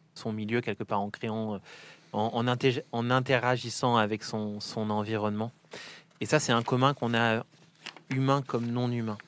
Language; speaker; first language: French; native; French